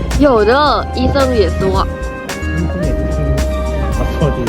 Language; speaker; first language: Chinese; non-native, learner; Thai